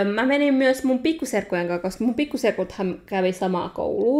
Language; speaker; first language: Finnish; early bilingual, other home language; Nepali